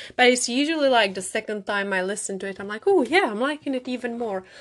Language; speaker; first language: English; non-native, fluent; Czech